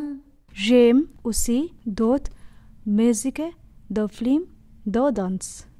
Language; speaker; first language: French; non-native, learner; Bangla